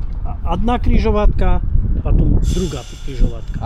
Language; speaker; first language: Russian; non-native, learner; Polish